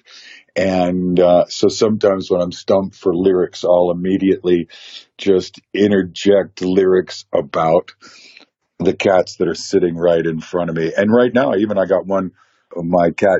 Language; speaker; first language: English; native; English